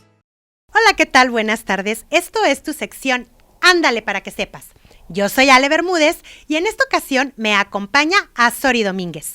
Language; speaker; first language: Spanish; native; Spanish